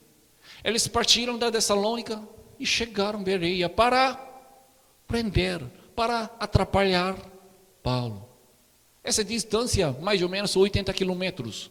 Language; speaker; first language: Portuguese; non-native, learner; Korean